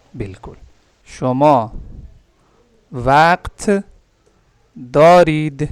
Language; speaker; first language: Persian; non-native, fluent; Urdu